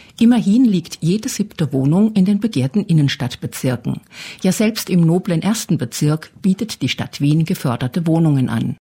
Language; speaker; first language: German; native; German